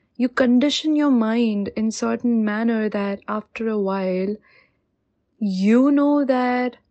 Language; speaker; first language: English; non-native, local second language; Hindi